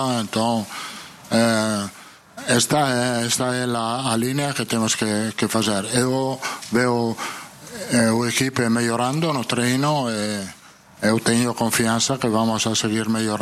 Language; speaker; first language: Portuguese; non-native, learner; Italian